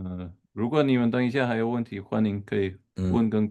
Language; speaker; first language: Chinese; non-native, fluent; German